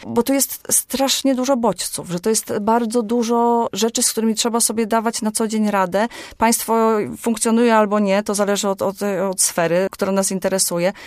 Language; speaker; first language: Polish; native; Polish